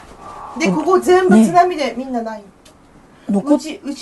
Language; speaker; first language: Japanese; non-native, learner; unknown